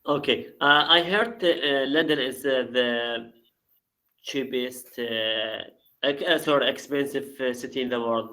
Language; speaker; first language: English; non-native, learner; Arabic